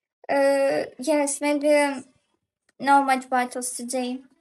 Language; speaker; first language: English; non-native, learner; Ukrainian